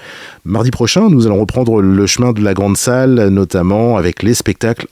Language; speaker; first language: French; native; French